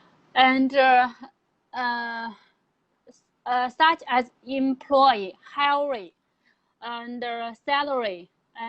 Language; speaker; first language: English; non-native, learner; Chinese